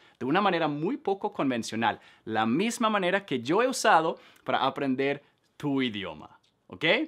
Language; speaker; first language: Spanish; non-native, fluent; Swedish